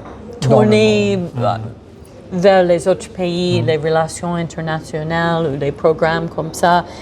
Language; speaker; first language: French; non-native, fluent; English